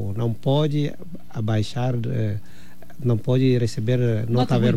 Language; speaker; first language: Portuguese; non-native, fluent; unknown